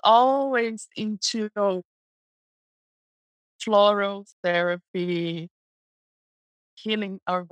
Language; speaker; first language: English; non-native, fluent; Portuguese